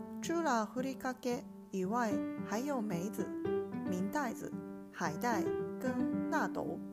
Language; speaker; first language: Chinese; non-native, learner; Japanese